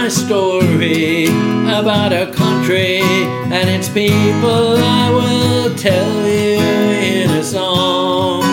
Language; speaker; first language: English; native; English